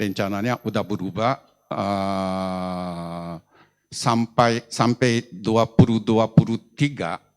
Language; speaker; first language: Indonesian; non-native, learner; Japanese